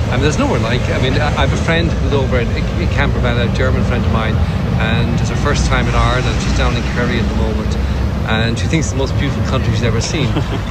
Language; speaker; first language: English; native; English